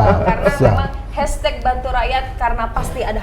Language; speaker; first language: Indonesian; native; Indonesian